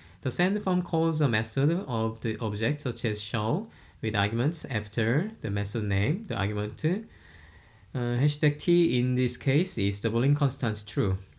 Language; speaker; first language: English; non-native, fluent; Korean